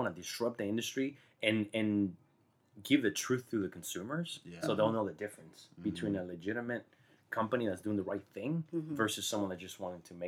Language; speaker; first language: English; non-native, fluent; Spanish